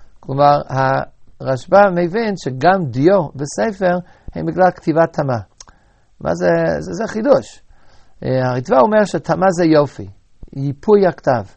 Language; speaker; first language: Hebrew; native; Hebrew